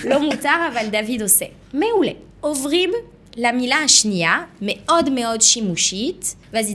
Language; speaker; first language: Hebrew; non-native, fluent; French